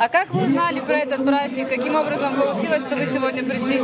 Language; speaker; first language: Russian; non-native, learner; Korean